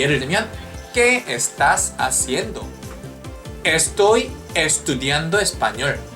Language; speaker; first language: Spanish; non-native, fluent; Korean